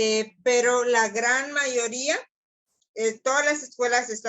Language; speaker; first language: Spanish; non-native, local second language; English